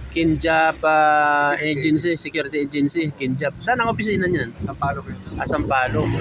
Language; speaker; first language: Filipino; native; Filipino